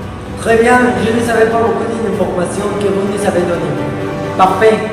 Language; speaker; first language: French; non-native, learner; Spanish